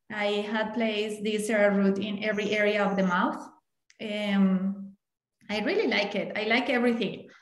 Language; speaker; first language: English; non-native, fluent; Spanish